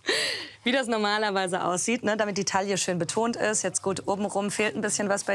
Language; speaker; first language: German; native; German